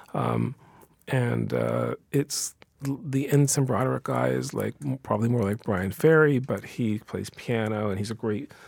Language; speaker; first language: English; early bilingual, other home language; Ukrainian